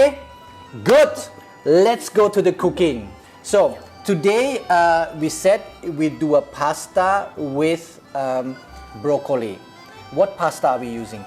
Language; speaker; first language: English; non-native, fluent; Indonesian